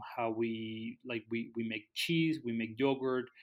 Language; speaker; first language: English; non-native, fluent; Spanish